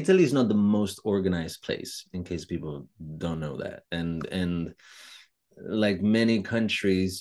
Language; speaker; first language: English; non-native, fluent; Italian